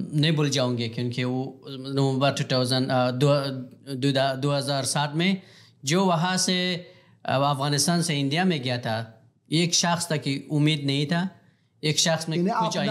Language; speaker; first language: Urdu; non-native, learner; Pashto